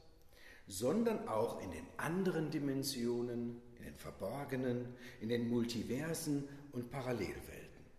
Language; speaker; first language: German; native; German